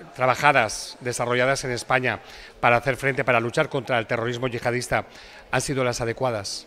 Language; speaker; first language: Spanish; non-native, local second language; Catalan